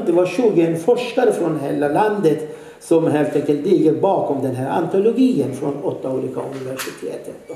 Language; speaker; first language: Swedish; non-native, fluent; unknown